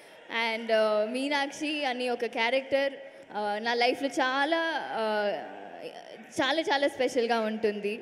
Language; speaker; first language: Telugu; non-native, learner; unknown